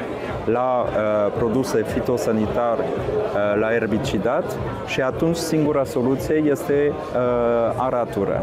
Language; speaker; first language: Romanian; non-native, fluent; French